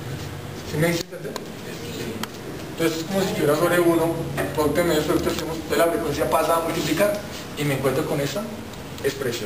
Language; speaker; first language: Spanish; native; Spanish